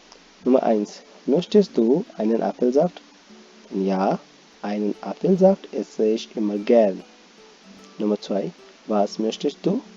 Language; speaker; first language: German; non-native, fluent; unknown